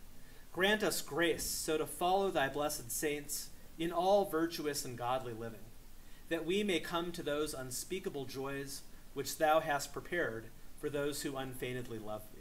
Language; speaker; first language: English; native; English